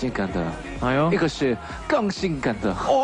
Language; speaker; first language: Chinese; non-native, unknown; Korean